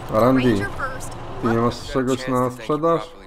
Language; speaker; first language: Polish; native; Polish